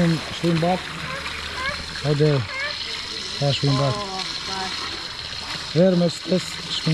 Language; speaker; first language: German; non-native, learner; Russian